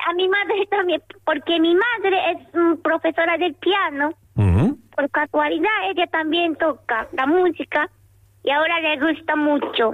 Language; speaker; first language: Spanish; non-native, learner; Japanese